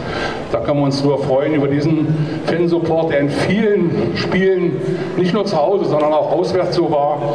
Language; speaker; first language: German; native; German